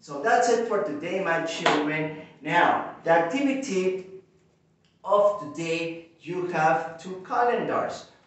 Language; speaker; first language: English; non-native, fluent; Spanish